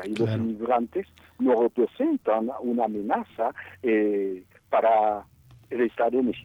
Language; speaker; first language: Spanish; non-native, fluent; Haitian Creole